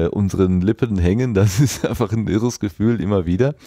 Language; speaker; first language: German; native; German